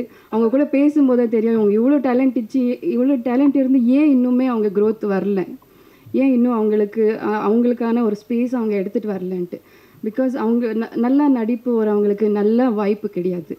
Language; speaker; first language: Tamil; non-native, fluent; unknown